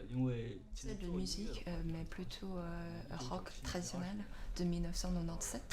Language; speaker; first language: French; non-native, learner; Chinese